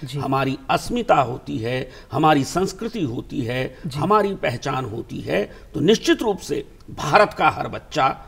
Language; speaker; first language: Hindi; native; Hindi